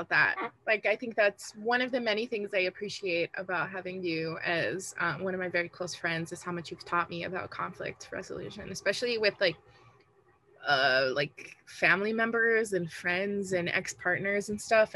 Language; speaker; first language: English; early bilingual, other home language; Spanish